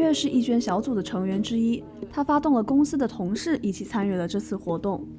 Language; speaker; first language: Chinese; native; Chinese